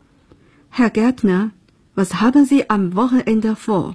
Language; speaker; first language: German; non-native, fluent; Chinese